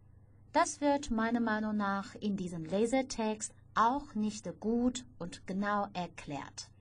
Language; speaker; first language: German; non-native, fluent; Chinese